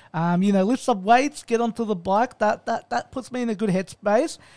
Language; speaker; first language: English; native; English